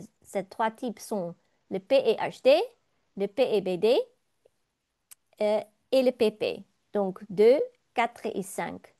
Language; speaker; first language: French; non-native, learner; Dutch